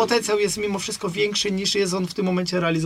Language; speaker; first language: Polish; native; Polish